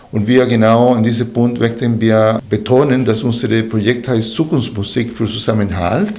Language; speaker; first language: German; non-native, fluent; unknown